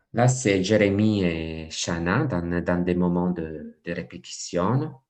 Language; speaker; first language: French; non-native, fluent; Italian